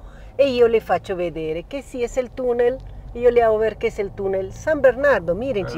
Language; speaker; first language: Spanish; native; Spanish